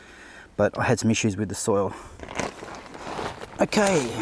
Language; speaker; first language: English; native; English